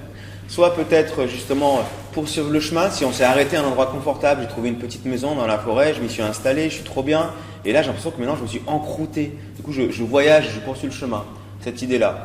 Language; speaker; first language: French; native; French